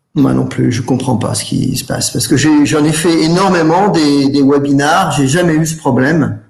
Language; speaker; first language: French; native; French